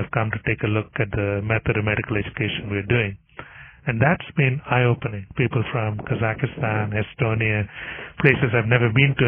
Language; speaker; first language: English; non-native, local second language; Tamil